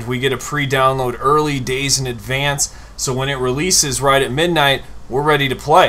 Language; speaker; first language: English; native; English